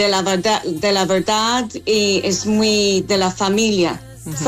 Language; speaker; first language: Spanish; non-native, fluent; English